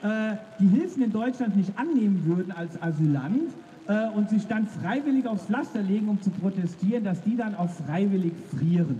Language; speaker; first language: German; native; German